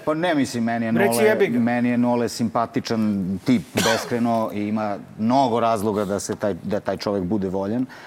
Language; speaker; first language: Serbian; native; Serbian